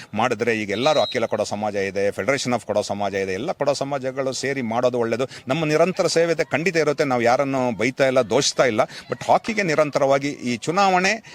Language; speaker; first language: Kannada; non-native, local second language; Kodava